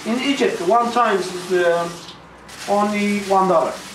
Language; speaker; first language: English; non-native, learner; Arabic